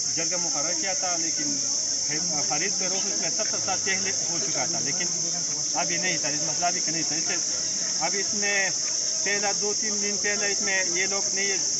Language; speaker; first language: Urdu; non-native, local second language; Pashto